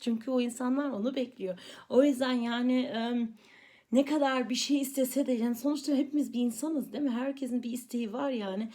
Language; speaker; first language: Turkish; early bilingual, heritage; Turkish